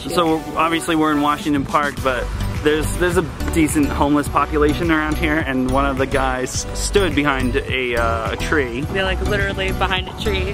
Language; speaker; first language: English; native; English